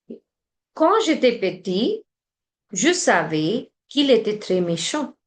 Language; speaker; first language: French; non-native, fluent; Hindi